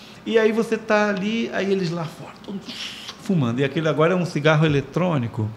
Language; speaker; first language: Portuguese; native; Portuguese